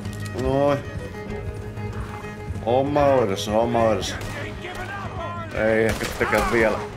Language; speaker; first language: Finnish; native; Finnish